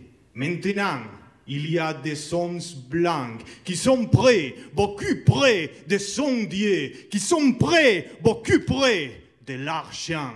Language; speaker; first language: French; non-native, learner; Spanish